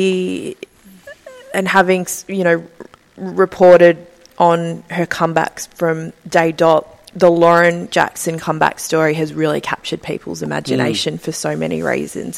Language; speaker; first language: English; native; English